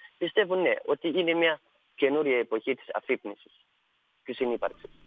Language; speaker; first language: Greek; non-native, fluent; Persian